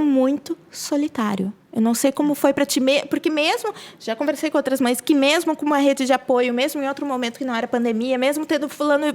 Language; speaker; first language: Portuguese; native; Portuguese